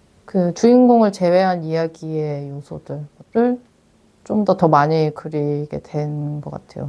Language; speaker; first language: Korean; native; Korean